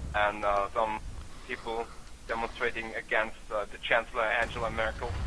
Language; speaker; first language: English; non-native, fluent; German